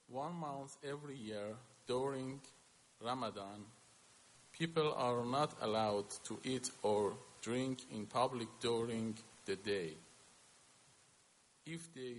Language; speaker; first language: English; non-native, learner; Persian